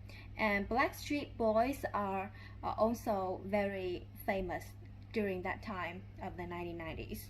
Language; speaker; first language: English; non-native, learner; Vietnamese